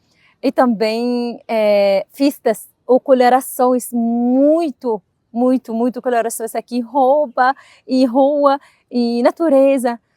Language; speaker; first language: Portuguese; non-native, learner; Arabic